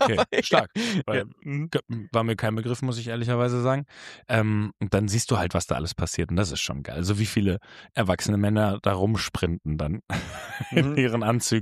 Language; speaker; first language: German; native; German